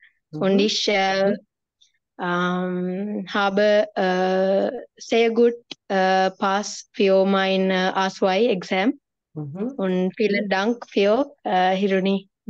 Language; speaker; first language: German; non-native, learner; Sinhala